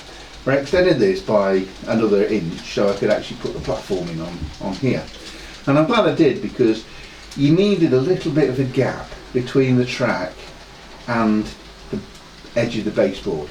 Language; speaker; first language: English; native; English